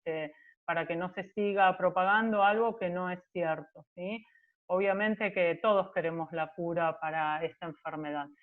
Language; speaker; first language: Spanish; native; Spanish